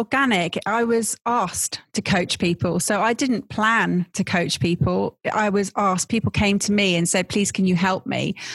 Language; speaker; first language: English; native; English